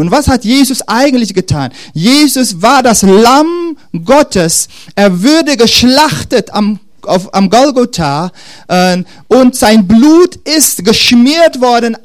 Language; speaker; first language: German; non-native, fluent; Dutch